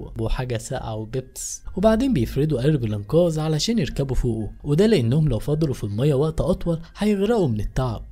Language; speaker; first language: Arabic; native; Arabic